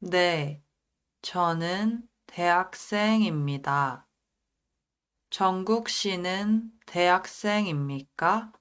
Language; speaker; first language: Korean; non-native, learner; Indonesian